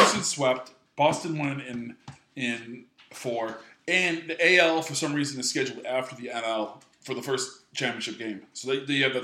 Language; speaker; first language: English; native; English